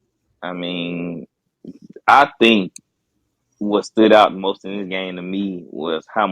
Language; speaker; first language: English; native; English